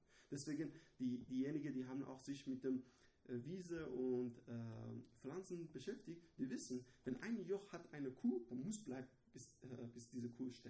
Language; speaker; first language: German; non-native, learner; Persian